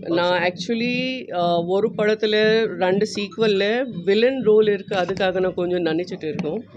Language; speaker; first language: Tamil; non-native, fluent; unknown